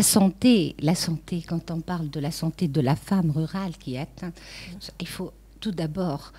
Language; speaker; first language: French; non-native, local second language; Arabic